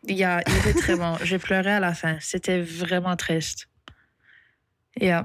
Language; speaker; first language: French; non-native, local second language; English